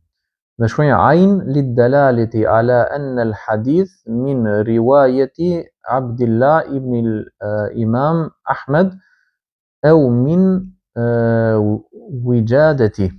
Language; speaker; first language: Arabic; non-native, fluent; Albanian